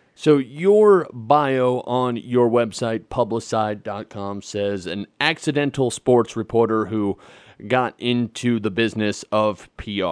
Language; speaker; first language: English; native; English